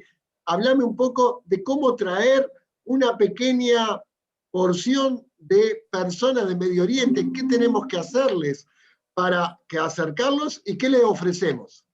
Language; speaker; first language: Spanish; native; Spanish